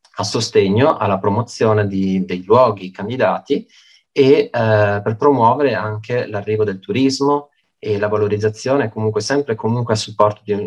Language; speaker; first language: Italian; native; Italian